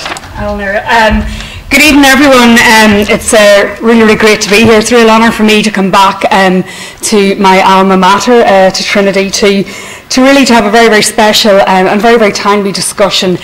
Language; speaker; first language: English; native; English